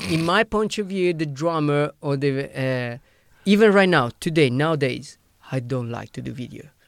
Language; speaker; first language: English; non-native, fluent; Italian